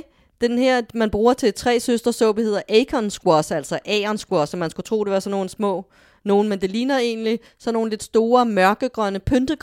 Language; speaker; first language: Danish; native; Danish